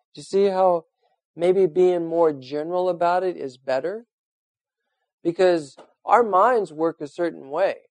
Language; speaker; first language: English; native; English